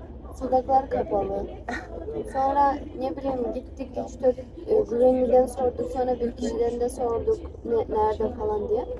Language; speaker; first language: Turkish; non-native, fluent; Kyrgyz